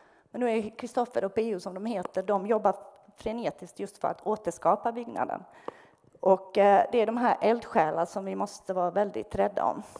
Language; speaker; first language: Swedish; non-native, fluent; Bosnian